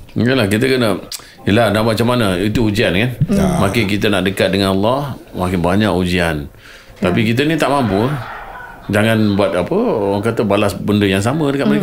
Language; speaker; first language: Malay; native; Malay